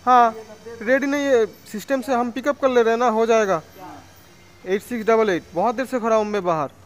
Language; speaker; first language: Hindi; non-native, local second language; Bangla